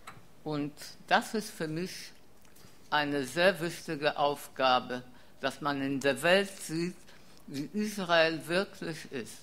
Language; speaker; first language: German; non-native, fluent; Polish